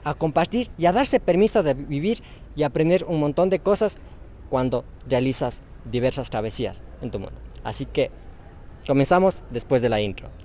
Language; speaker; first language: Spanish; native; Spanish